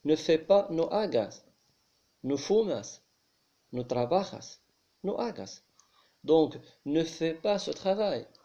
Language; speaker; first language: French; non-native, local second language; Arabic